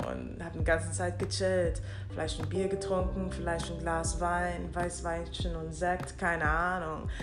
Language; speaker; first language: German; non-native, fluent; English